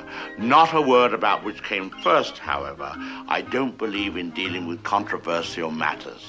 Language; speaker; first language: English; native; English